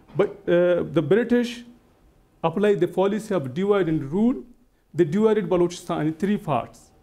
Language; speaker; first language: English; non-native, local second language; Baluchi